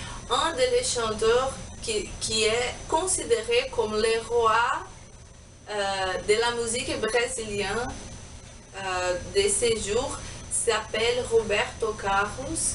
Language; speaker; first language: French; non-native, learner; Portuguese